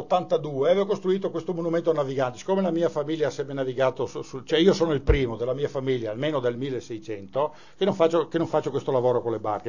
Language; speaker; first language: Italian; native; Italian